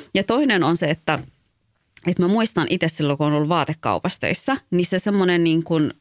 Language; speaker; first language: Finnish; early bilingual, other home language; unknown